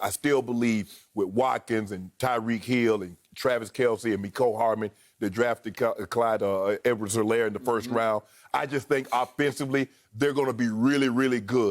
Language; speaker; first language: English; native; English